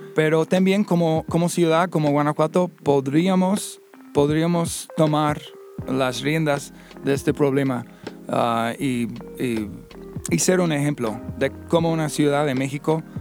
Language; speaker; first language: Spanish; non-native, fluent; English